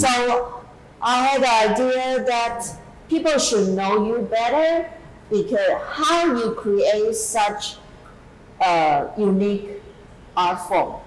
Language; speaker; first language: English; non-native, fluent; Chinese